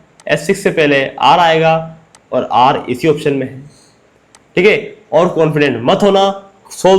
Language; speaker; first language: Hindi; native; Hindi